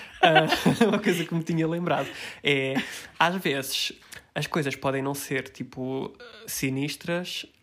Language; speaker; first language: Portuguese; early bilingual, heritage; Portuguese